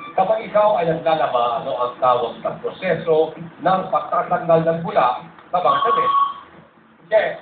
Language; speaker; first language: Filipino; native; Filipino